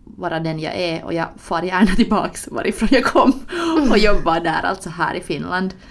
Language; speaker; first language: Swedish; early bilingual, other home language; Finnish